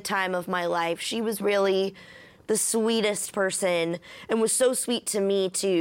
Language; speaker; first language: English; native; English